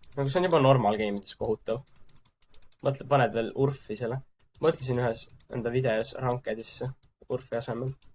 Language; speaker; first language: Estonian; native; Estonian